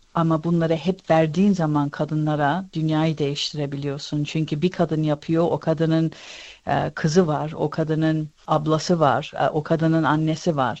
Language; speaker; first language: Turkish; early bilingual, heritage; Turkish